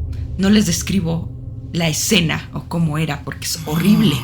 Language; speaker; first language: Spanish; native; Spanish